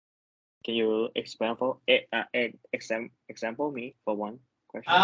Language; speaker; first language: English; non-native, learner; Thai